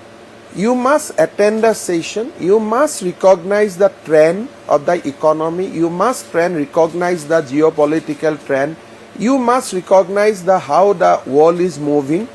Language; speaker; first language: English; non-native, local second language; Assamese